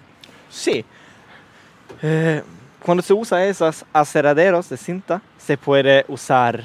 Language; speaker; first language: Spanish; non-native, learner; Swedish